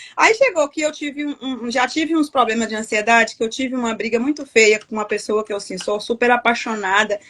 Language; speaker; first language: Portuguese; native; Portuguese